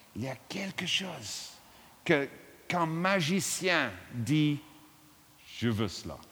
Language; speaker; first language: French; non-native, fluent; English